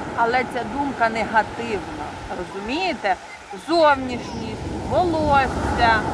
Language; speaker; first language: Ukrainian; native; Ukrainian